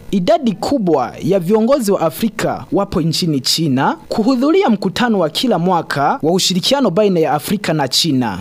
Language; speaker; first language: Swahili; non-native, local second language; Rundi